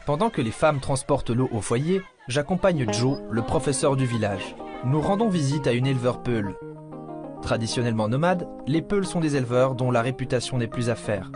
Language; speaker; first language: French; native; French